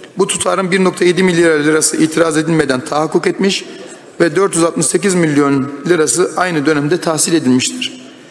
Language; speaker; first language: Turkish; native; Turkish